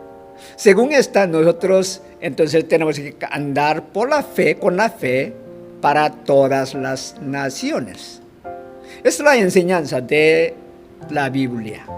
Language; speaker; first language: Spanish; non-native, fluent; Korean